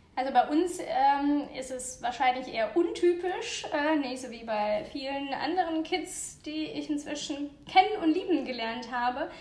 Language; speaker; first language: German; non-native, fluent; Russian